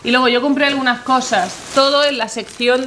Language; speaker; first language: Spanish; native; Spanish